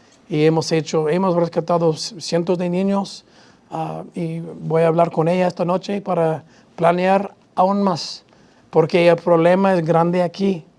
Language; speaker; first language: Spanish; non-native, fluent; English